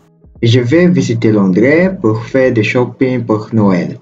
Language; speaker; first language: French; non-native, learner; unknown